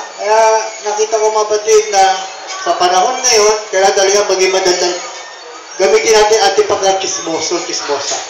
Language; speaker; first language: Filipino; native; Filipino